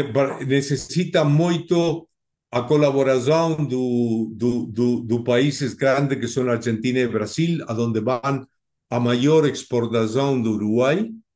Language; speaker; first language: Portuguese; non-native, learner; Spanish